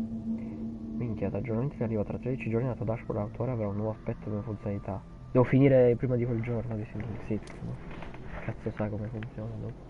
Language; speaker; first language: Italian; native; Italian